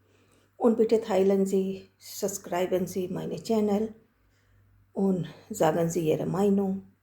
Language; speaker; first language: German; non-native, learner; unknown